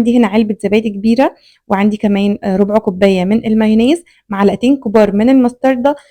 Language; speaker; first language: Arabic; native; Arabic